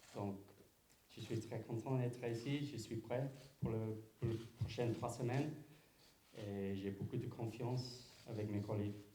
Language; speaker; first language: French; non-native, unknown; English